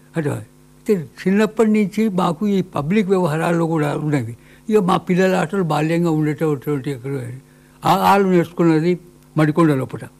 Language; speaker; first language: Telugu; non-native, local second language; Marathi